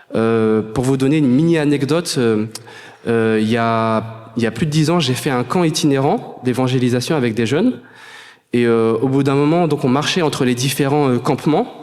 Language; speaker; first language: French; native; French